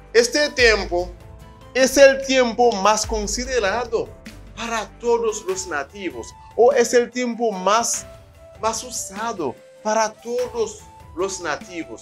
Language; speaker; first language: Spanish; non-native, fluent; Haitian Creole